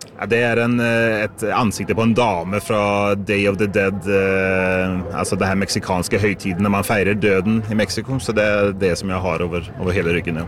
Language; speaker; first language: Swedish; native; Swedish